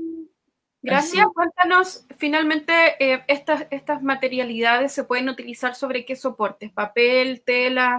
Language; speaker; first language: Spanish; native; Spanish